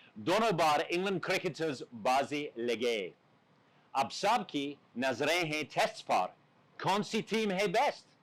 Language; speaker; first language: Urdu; non-native, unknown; English